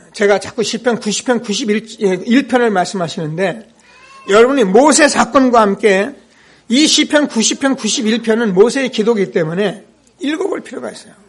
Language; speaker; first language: Korean; native; Korean